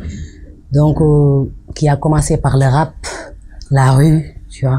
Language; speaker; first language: French; non-native, local second language; Wolof